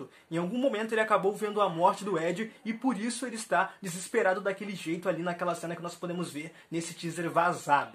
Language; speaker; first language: Portuguese; native; Portuguese